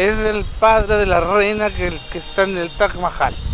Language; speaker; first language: Spanish; native; Spanish